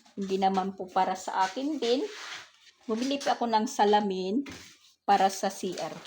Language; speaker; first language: Filipino; native; Filipino